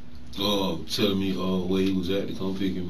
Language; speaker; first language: English; native; English